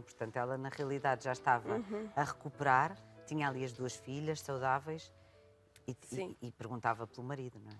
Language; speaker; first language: Portuguese; native; Portuguese